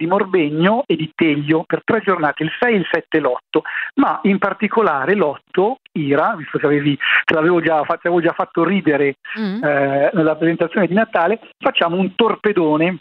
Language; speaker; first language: Italian; native; Italian